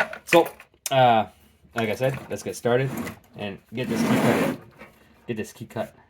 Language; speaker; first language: English; native; English